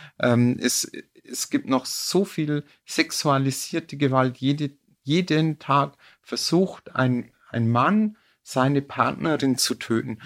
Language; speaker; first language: German; native; German